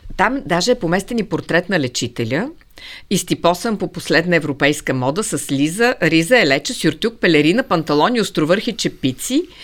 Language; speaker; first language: Bulgarian; native; Bulgarian